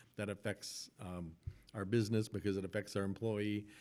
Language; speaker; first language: English; native; English